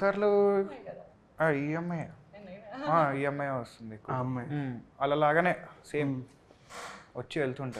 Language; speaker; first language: Telugu; native; Telugu